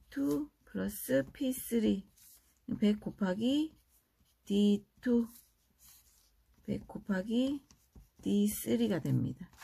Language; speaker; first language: Korean; native; Korean